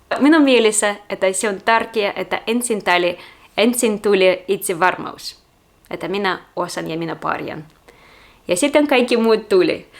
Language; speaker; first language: Finnish; non-native, learner; Russian